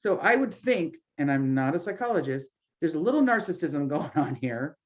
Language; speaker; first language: English; native; English